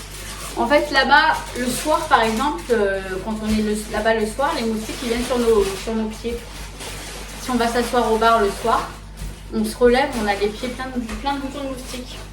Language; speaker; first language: French; native; French